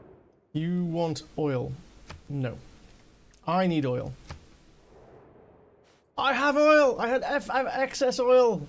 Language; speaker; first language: English; native; English